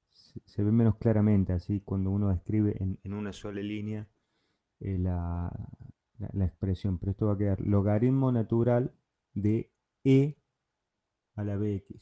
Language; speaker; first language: Spanish; native; Spanish